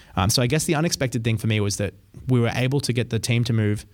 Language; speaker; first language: English; native; English